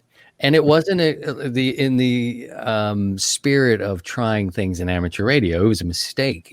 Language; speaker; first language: English; native; English